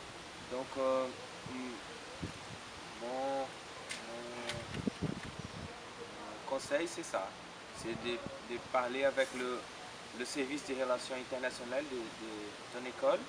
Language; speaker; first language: French; non-native, fluent; Portuguese